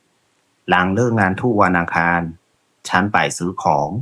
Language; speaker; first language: Thai; non-native, fluent; Burmese